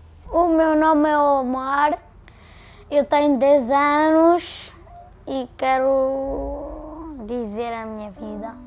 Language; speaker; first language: Portuguese; early bilingual, other home language; Arabic